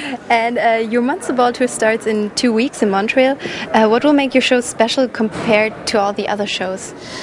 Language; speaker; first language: English; non-native, fluent; German